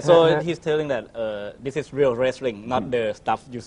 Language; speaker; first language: English; non-native, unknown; Thai